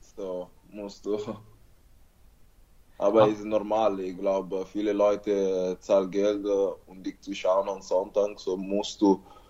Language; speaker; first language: German; non-native, learner; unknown